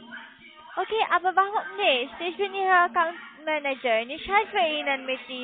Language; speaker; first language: German; non-native, learner; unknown